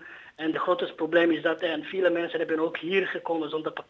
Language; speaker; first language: Dutch; non-native, learner; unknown